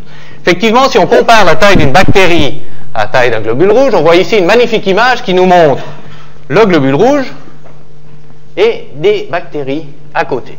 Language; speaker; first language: French; native; French